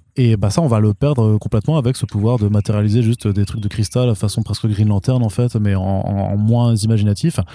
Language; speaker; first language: French; native; French